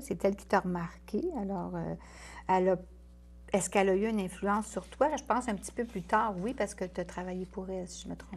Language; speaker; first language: French; native; French